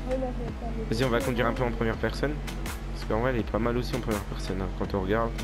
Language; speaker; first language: French; native; French